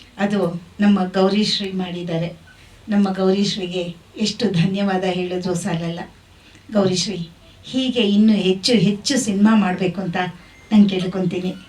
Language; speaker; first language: Kannada; native; Kannada